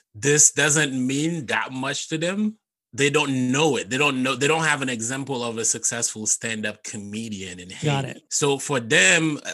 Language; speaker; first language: English; non-native, fluent; Haitian Creole